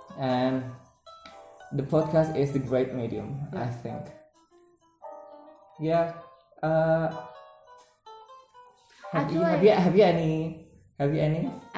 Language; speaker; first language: English; non-native, learner; Indonesian